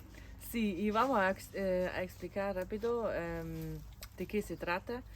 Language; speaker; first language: Spanish; non-native, fluent; German